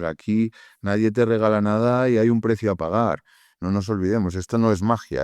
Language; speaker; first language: Spanish; native; Spanish